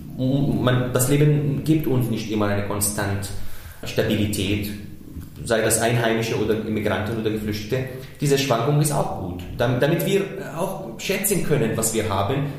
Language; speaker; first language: German; non-native, fluent; Arabic